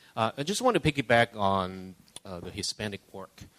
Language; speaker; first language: English; non-native, local second language; Cantonese